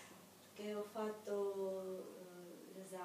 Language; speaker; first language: Italian; non-native, learner; Russian